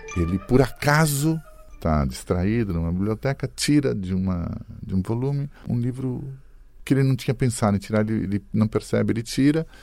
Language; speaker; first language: Portuguese; early bilingual, other home language; Italian